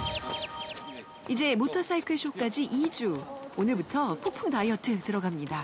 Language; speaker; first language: Korean; native; Korean